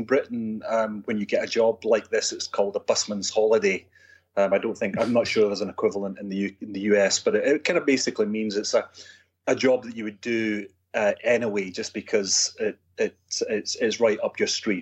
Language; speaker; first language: English; native; English